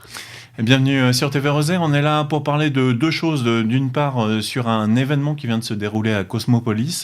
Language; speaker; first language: French; native; French